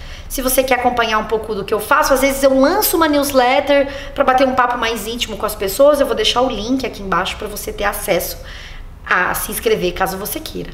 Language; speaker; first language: Portuguese; native; Portuguese